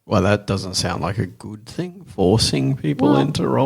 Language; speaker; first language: English; native; English